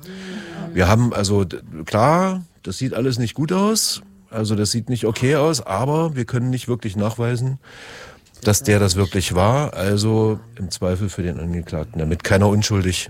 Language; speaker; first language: German; native; German